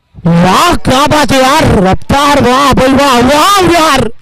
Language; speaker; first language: Hindi; non-native, local second language; Marathi